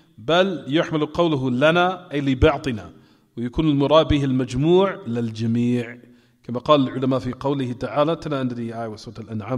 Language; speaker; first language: Arabic; non-native, fluent; English